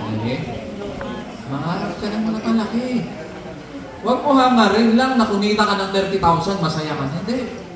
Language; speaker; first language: Filipino; non-native, local second language; Cebuano